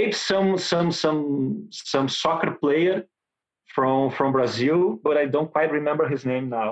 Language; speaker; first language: English; non-native, learner; Portuguese